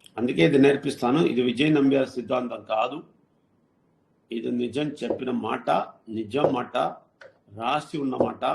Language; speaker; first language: Telugu; non-native, learner; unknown